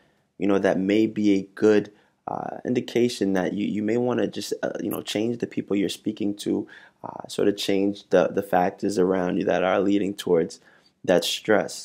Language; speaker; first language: English; native; English